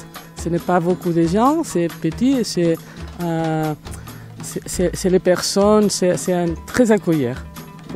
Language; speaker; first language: French; non-native, learner; Catalan